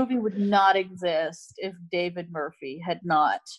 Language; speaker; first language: English; native; English